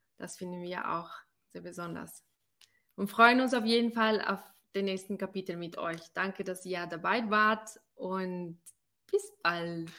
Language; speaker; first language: German; non-native, fluent; Spanish